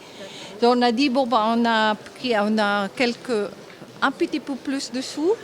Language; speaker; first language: French; non-native, fluent; Japanese